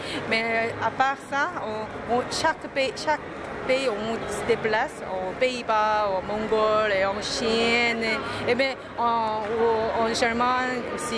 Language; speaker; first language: French; non-native, fluent; Korean